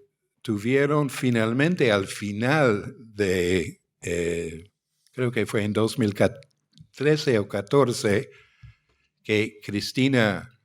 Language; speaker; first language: Spanish; non-native, fluent; English